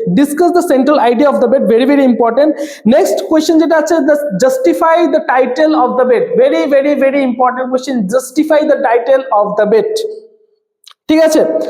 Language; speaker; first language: English; non-native, local second language; Bangla